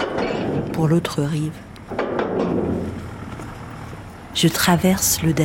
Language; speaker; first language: French; native; French